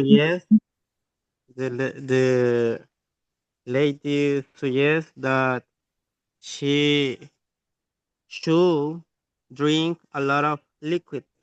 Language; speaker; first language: English; non-native, learner; Spanish